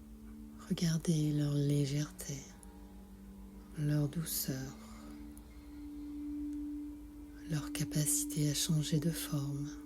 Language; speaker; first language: French; native; French